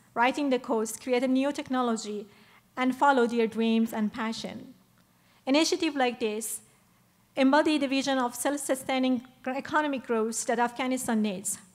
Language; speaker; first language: English; non-native, fluent; Persian